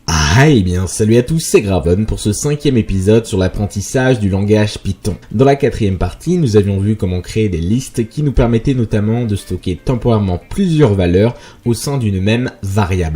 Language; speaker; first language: French; native; French